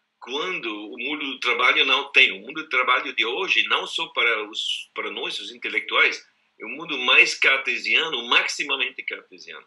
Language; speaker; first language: Portuguese; non-native, fluent; German